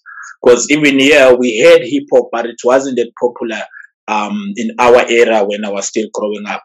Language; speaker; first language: English; non-native, local second language; Zulu